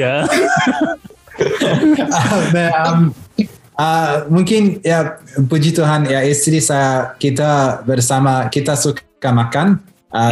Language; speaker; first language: Indonesian; early bilingual, heritage; Indonesian